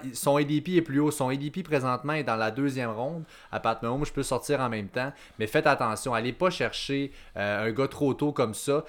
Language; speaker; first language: French; native; French